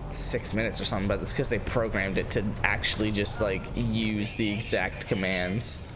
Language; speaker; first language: English; native; English